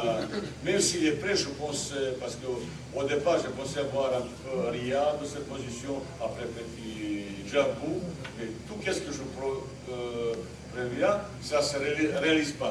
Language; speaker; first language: French; non-native, learner; Bosnian